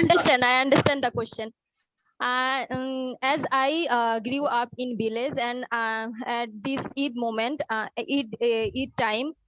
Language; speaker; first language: English; non-native, learner; Bangla